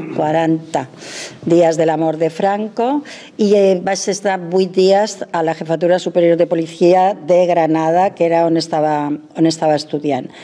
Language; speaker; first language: Catalan; non-native, local second language; Spanish